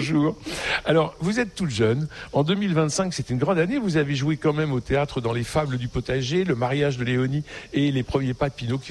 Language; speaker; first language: French; native; French